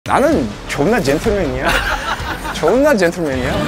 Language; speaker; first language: Korean; non-native, learner; English